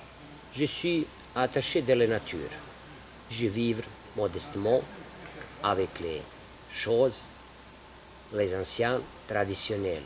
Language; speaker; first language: French; non-native, learner; Serbian